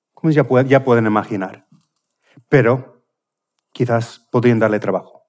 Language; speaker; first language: Spanish; non-native, fluent; English